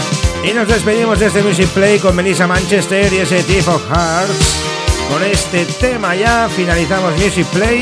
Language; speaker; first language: Spanish; native; Spanish